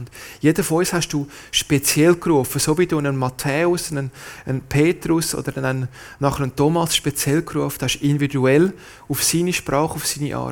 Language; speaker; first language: German; native; German